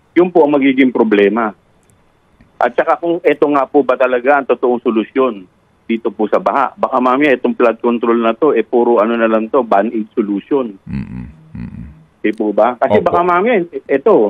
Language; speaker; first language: Filipino; native; Filipino